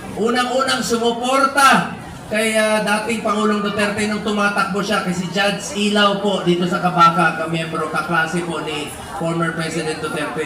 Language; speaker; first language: Filipino; non-native, local second language; Cebuano